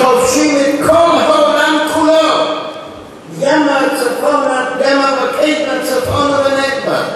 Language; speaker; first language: Hebrew; non-native, fluent; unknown